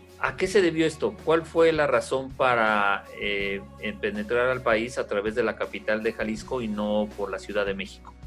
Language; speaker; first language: Spanish; native; Spanish